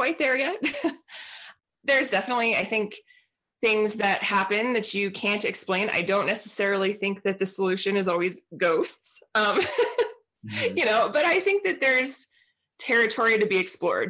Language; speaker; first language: English; native; English